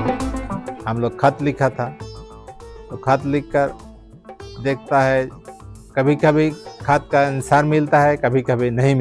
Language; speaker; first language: Hindi; early bilingual, heritage; Hindi